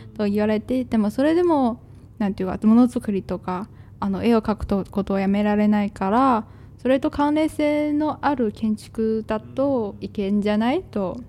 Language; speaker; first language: Japanese; non-native, fluent; Chinese